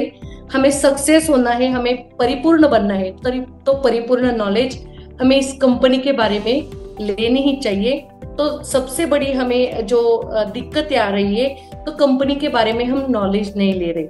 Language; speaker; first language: Hindi; native; Hindi